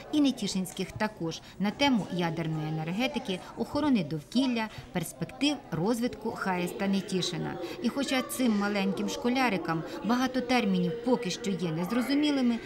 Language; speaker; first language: Ukrainian; native; Ukrainian